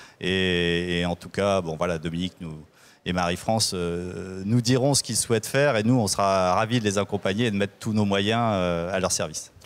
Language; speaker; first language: French; native; French